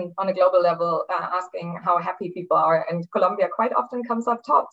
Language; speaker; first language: English; non-native, fluent; German